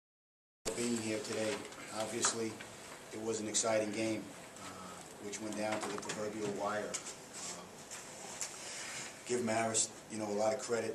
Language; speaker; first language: English; native; English